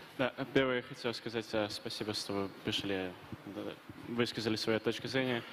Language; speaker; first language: Russian; non-native, fluent; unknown